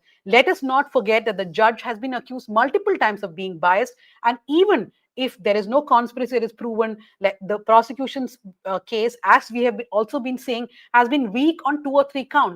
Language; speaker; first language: English; non-native, local second language; Malayalam